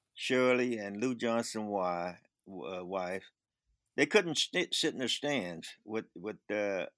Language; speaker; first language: English; native; English